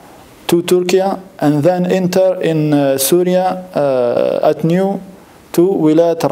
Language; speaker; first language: English; non-native, learner; French